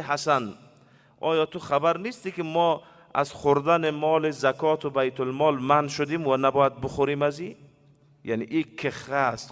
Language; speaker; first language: Persian; native; Persian